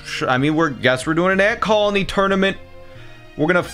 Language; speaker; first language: English; native; English